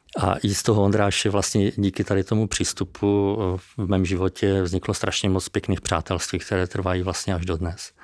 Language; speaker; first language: Czech; native; Czech